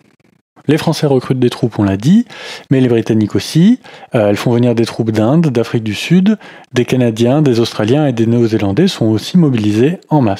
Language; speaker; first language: French; native; French